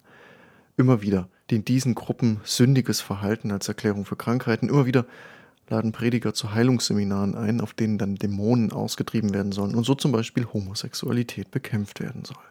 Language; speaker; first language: German; native; German